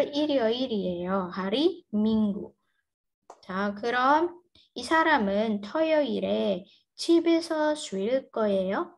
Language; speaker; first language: Korean; non-native, fluent; Indonesian